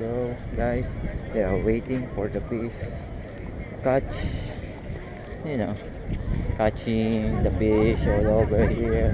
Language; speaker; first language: English; non-native, local second language; Filipino